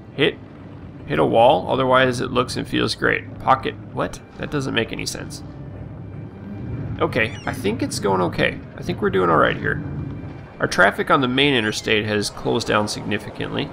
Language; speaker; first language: English; native; English